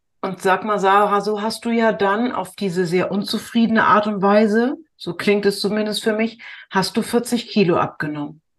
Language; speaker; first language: German; native; German